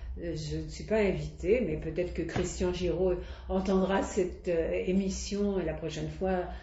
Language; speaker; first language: French; native; French